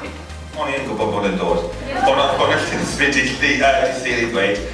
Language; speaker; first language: Welsh; non-native, fluent; English